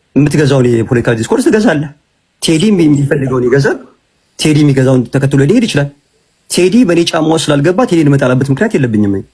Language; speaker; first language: Amharic; native; Amharic